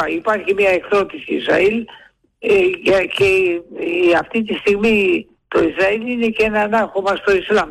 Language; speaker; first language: Greek; native; Greek